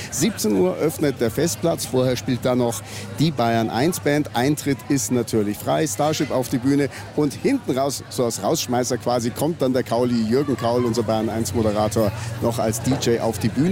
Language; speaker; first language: German; native; German